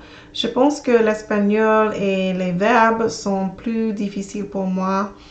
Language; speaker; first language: French; non-native, learner; English